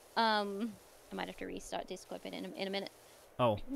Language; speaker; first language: English; native; English